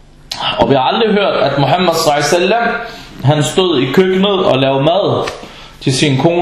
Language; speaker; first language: Danish; early bilingual, other home language; Arabic